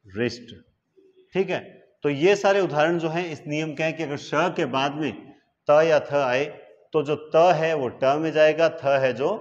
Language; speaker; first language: Hindi; native; Hindi